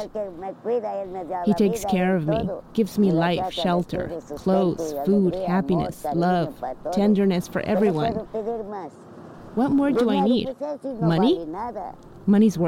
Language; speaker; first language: English; non-native, fluent; Spanish